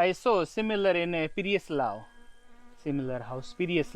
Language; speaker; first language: English; non-native, fluent; Hindi